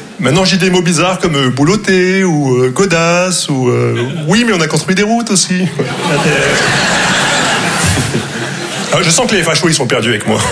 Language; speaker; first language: French; non-native, local second language; Arabic